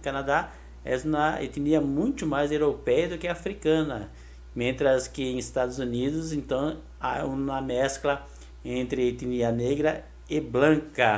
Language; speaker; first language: Portuguese; non-native, learner; Spanish